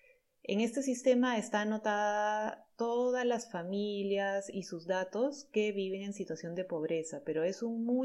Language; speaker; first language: Spanish; native; Spanish